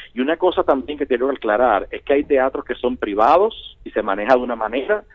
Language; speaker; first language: Spanish; native; Spanish